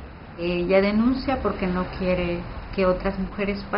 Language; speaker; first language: Spanish; native; Spanish